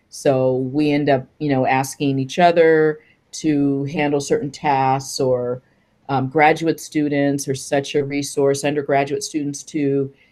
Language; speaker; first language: English; native; English